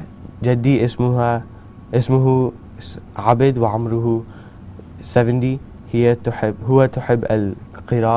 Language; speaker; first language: Arabic; non-native, learner; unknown